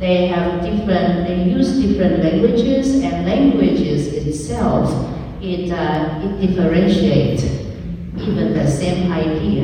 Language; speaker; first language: English; non-native, fluent; Chinese